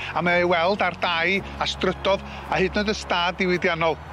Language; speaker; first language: Welsh; native; Welsh